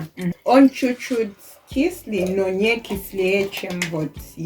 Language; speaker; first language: Russian; non-native, fluent; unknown